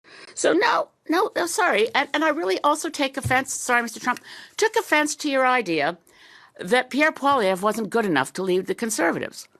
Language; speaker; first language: English; native; English